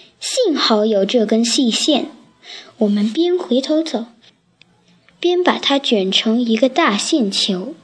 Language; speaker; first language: Chinese; native; Chinese